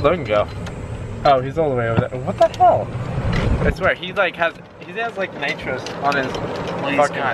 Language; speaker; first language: English; native; English